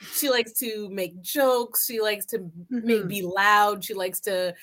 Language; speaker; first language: English; native; English